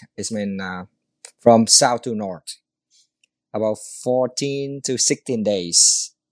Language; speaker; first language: English; non-native, learner; Vietnamese